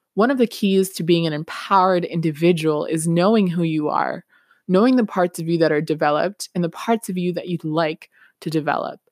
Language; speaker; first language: English; non-native, fluent; Spanish